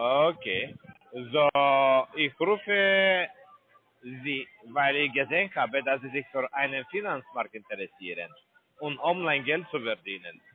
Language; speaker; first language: German; non-native, learner; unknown